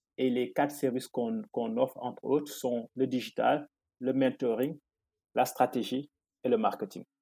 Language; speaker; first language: French; non-native, local second language; Wolof